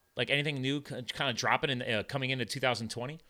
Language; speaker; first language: English; native; English